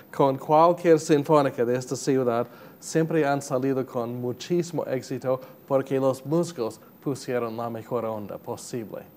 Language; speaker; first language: Spanish; non-native, fluent; English